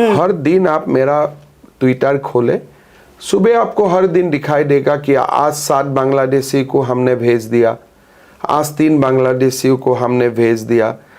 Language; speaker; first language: Hindi; non-native, local second language; Assamese